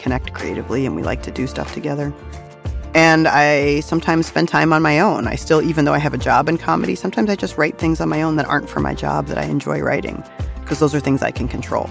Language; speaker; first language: English; native; English